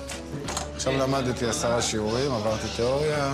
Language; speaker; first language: Hebrew; native; Hebrew